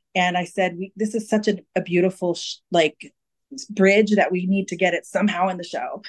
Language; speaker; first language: English; native; English